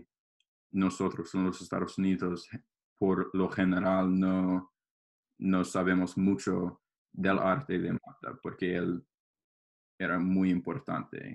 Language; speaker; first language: Spanish; non-native, learner; English